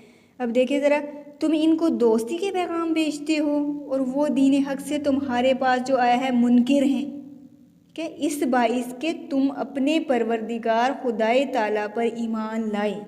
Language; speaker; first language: Urdu; native; Urdu